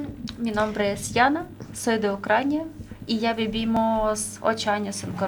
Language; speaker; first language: Spanish; non-native, fluent; Ukrainian